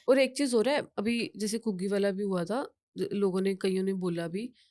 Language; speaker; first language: Hindi; non-native, local second language; Punjabi